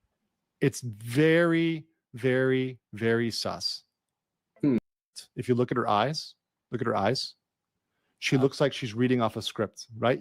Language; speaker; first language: English; native; English